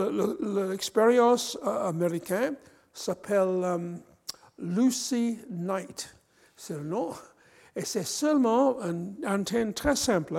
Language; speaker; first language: French; non-native, fluent; English